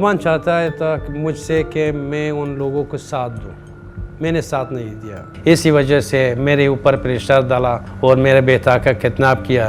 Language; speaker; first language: Hindi; non-native, fluent; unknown